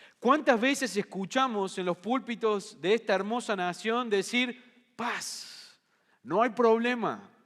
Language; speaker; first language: Spanish; native; Spanish